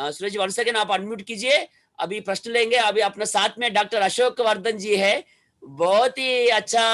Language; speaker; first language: Hindi; non-native, local second language; Telugu